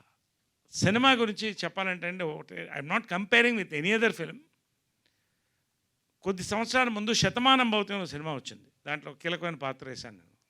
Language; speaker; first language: Telugu; native; Telugu